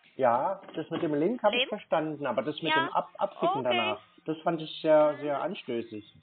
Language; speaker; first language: German; native; German